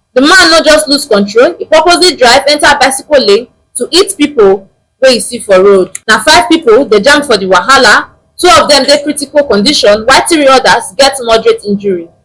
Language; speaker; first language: Nigerian Pidgin; native; Nigerian Pidgin